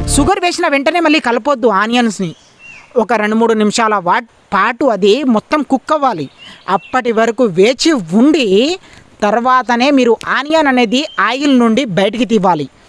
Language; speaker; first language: Telugu; non-native, local second language; Lambadi